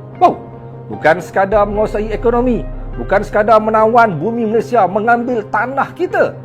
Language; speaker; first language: Malay; native; Malay